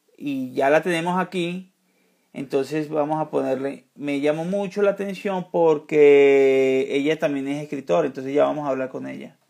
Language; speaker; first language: Spanish; native; Spanish